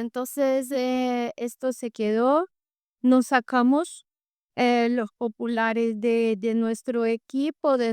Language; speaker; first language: Spanish; non-native, fluent; Portuguese